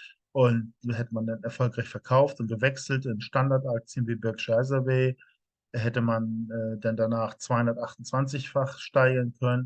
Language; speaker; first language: German; native; German